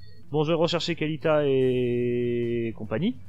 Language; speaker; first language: French; native; French